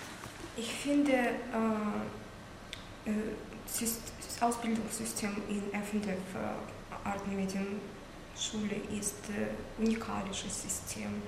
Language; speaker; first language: German; non-native, learner; Russian